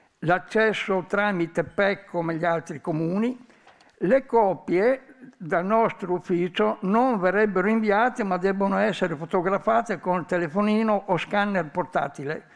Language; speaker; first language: Italian; native; Italian